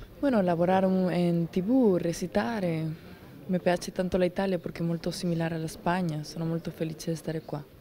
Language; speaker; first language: Italian; non-native, fluent; Spanish